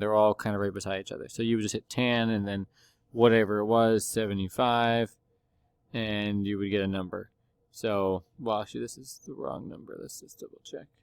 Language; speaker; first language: English; native; English